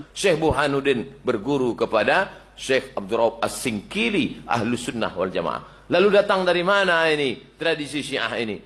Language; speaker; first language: Malay; native; Malay